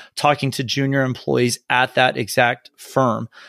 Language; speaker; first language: English; native; English